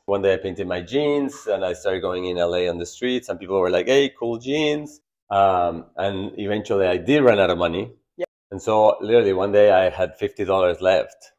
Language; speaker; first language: English; non-native, fluent; Spanish